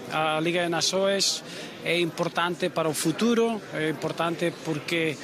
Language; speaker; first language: Portuguese; non-native, fluent; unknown